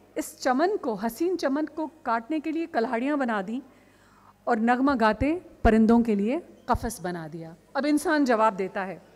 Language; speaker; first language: Urdu; non-native, local second language; Sindhi